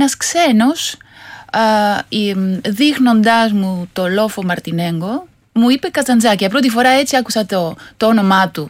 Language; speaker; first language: Greek; non-native, fluent; Spanish